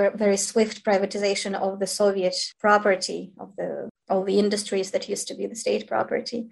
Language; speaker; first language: English; non-native, fluent; Ukrainian